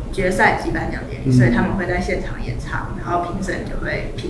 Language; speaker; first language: Chinese; native; Chinese